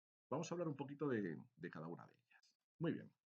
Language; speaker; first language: Spanish; native; Spanish